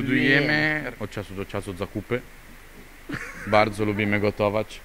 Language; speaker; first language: Polish; non-native, learner; Italian